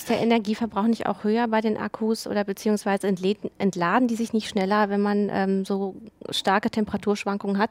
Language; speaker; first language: German; native; German